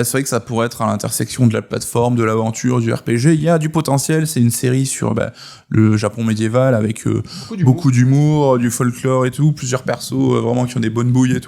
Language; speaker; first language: French; native; French